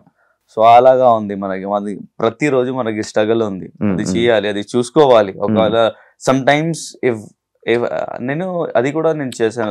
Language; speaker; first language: Telugu; non-native, local second language; Hindi